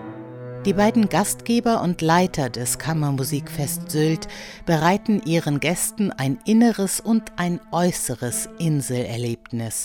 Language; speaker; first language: German; native; German